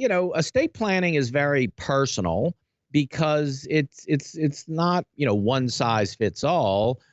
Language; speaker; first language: English; native; English